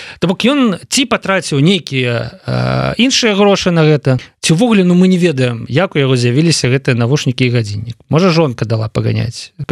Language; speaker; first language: Belarusian; non-native, local second language; Russian